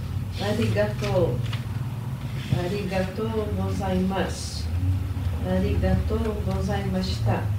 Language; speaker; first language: Japanese; non-native, learner; Portuguese